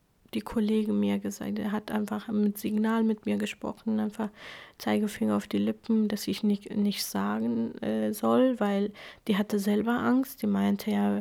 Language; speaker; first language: German; non-native, fluent; Kurdish